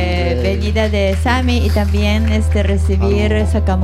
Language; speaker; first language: Spanish; non-native, fluent; Japanese